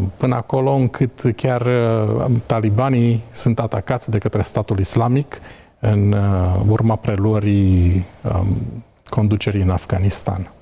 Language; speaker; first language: Romanian; native; Romanian